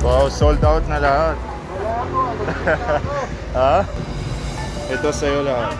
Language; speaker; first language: Filipino; non-native, learner; Arabic